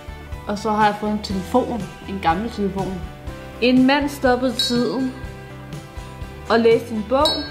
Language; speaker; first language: Danish; native; Danish